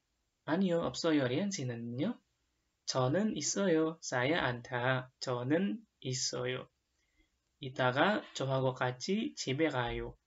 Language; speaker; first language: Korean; non-native, fluent; Indonesian